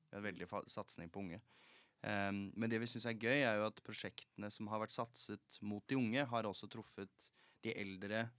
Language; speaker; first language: Norwegian; native; Norwegian